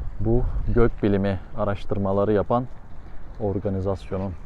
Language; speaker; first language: Turkish; native; Turkish